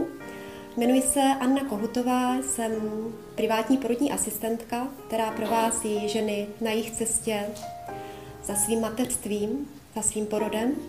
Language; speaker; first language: Czech; native; Czech